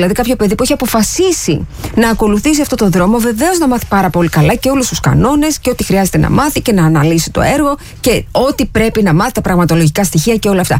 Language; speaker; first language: Greek; native; Greek